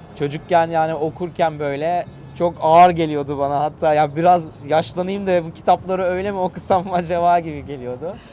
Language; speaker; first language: Turkish; native; Turkish